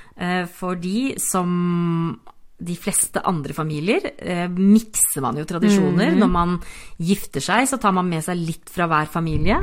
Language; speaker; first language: Norwegian; native; Norwegian